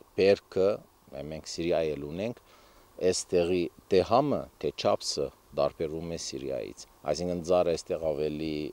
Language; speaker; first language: Armenian; early bilingual, heritage; Armenian